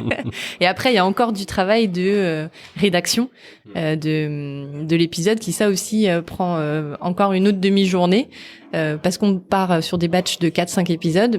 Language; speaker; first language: French; native; French